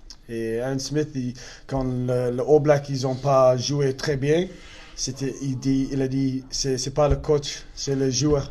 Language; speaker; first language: French; non-native, learner; English